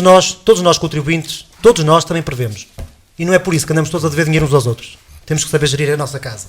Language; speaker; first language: Portuguese; native; Portuguese